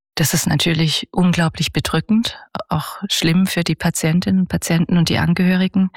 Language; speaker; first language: German; native; German